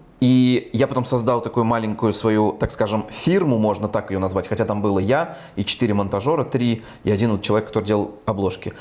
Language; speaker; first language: Russian; native; Russian